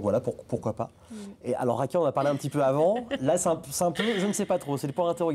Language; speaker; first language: French; native; French